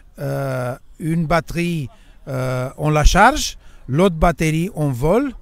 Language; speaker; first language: French; non-native, fluent; Romanian